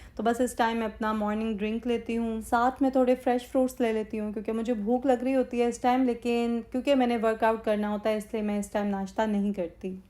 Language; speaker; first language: Urdu; native; Urdu